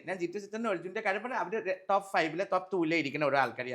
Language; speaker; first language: Malayalam; non-native, fluent; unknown